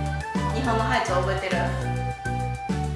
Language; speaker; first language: Japanese; native; Japanese